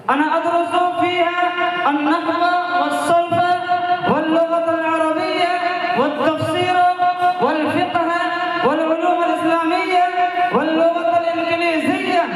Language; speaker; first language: Arabic; non-native, learner; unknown